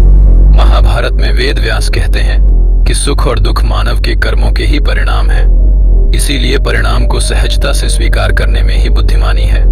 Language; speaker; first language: Hindi; native; Hindi